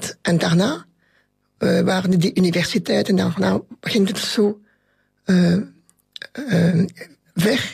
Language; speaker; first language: Dutch; non-native, local second language; French